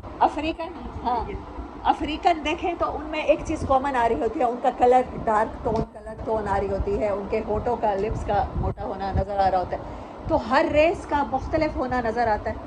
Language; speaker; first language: Urdu; non-native, local second language; Saraiki